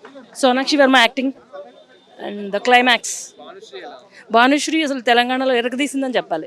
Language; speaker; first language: Telugu; native; Telugu